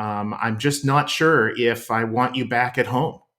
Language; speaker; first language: English; native; English